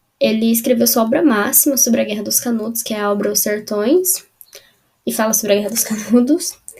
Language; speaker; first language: Portuguese; native; Portuguese